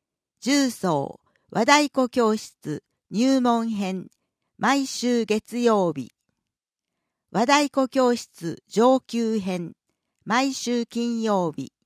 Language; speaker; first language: Japanese; native; Japanese